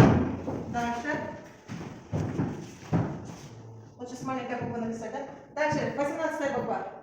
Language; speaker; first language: Russian; non-native, local second language; Kazakh